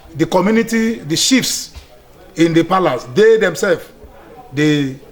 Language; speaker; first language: English; non-native, local second language; Yoruba